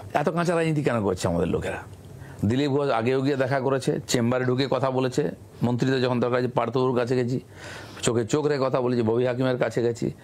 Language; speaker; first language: Bangla; native; Bangla